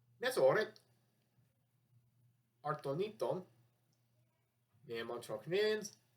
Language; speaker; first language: Swedish; non-native, learner; English